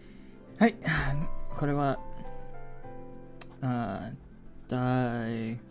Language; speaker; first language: Japanese; non-native, learner; English